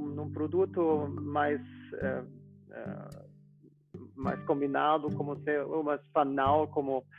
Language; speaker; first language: Portuguese; non-native, fluent; German